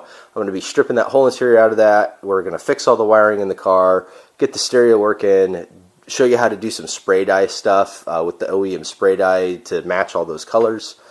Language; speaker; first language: English; native; English